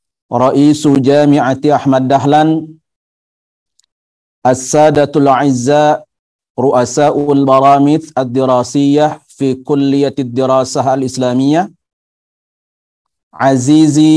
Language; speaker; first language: Arabic; non-native, fluent; Indonesian